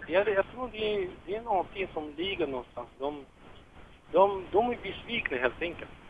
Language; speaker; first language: Swedish; non-native, fluent; Arabic